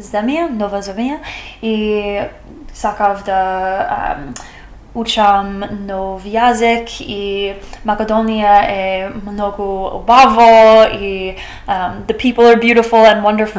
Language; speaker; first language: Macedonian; non-native, learner; English